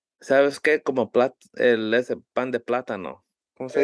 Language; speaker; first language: Spanish; early bilingual, heritage; Spanish